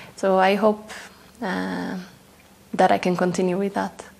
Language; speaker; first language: English; non-native, fluent; Tigrinya